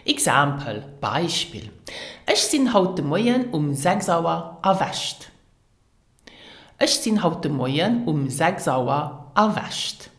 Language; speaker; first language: German; non-native, learner; English